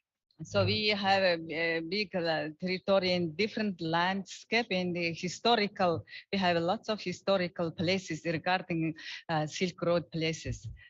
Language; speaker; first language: English; non-native, learner; Mongolian